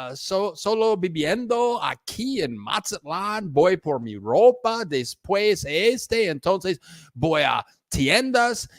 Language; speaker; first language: Spanish; non-native, learner; English